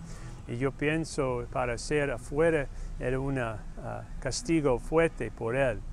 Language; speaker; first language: Spanish; non-native, fluent; English